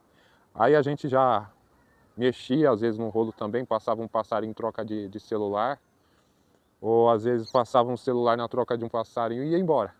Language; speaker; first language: Portuguese; native; Portuguese